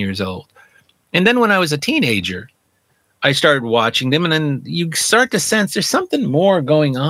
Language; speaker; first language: English; native; English